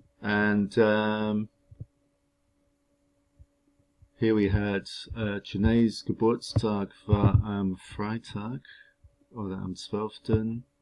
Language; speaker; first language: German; non-native, fluent; English